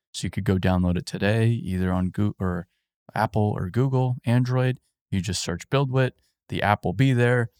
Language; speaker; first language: English; native; English